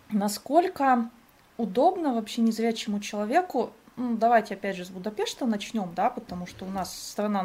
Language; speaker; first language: Russian; native; Russian